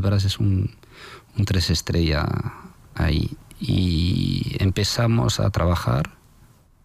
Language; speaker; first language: Spanish; non-native, fluent; French